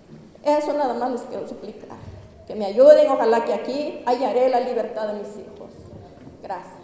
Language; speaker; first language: Spanish; non-native, local second language; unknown